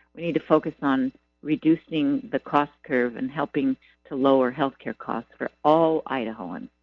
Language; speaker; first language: English; native; English